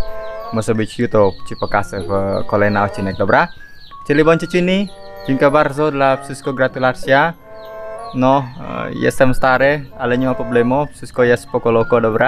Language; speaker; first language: Polish; non-native, learner; Indonesian